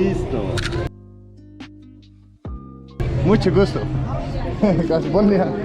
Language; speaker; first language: Spanish; non-native, learner; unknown